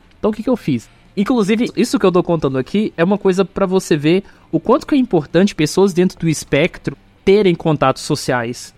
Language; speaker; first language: Portuguese; native; Portuguese